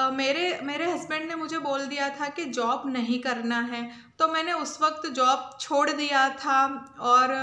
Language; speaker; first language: Hindi; non-native, local second language; Gujarati